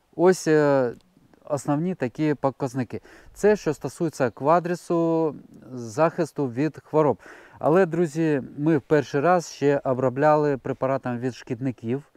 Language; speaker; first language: Ukrainian; non-native, local second language; Russian